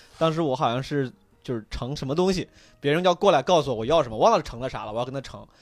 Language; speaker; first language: Chinese; native; Chinese